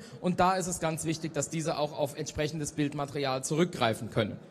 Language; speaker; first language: German; native; German